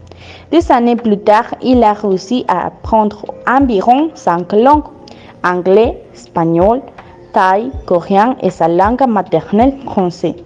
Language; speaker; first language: French; non-native, learner; Spanish